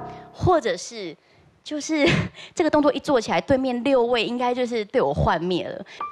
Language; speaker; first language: Chinese; native; Chinese